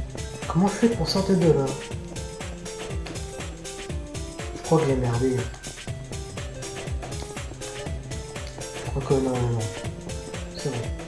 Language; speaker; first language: French; native; French